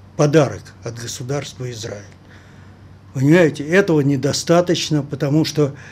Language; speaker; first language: Russian; native; Russian